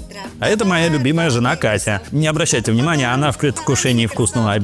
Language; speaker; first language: Russian; native; Russian